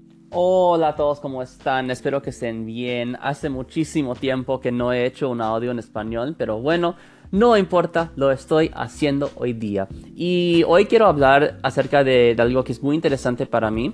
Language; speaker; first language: Spanish; non-native, fluent; English